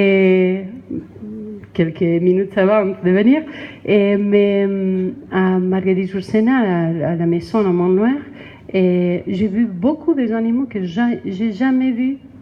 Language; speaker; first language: French; non-native, learner; Spanish